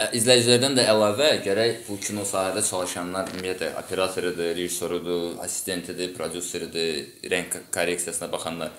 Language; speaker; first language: Azerbaijani; non-native, local second language; Russian